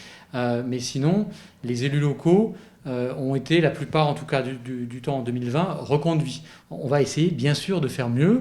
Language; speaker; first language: French; native; French